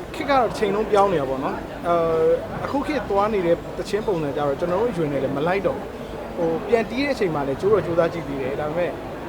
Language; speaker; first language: Burmese; native; Burmese